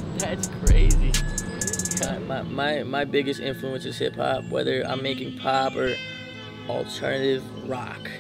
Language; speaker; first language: English; native; English